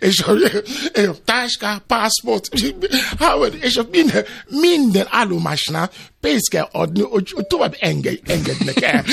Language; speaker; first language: Hungarian; non-native, learner; Albanian